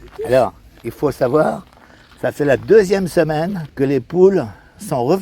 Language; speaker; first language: French; native; French